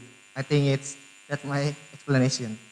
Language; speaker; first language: English; non-native, learner; Indonesian